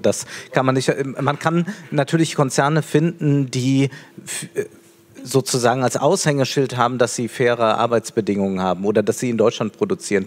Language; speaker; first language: German; native; German